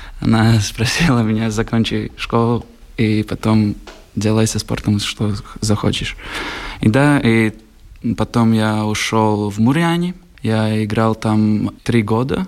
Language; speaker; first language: Russian; non-native, local second language; Latvian